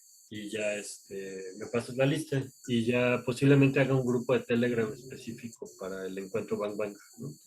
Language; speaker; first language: Spanish; native; Spanish